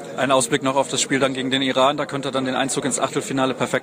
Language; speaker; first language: German; native; German